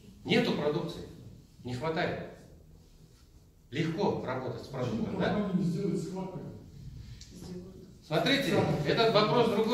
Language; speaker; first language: Russian; non-native, local second language; Kazakh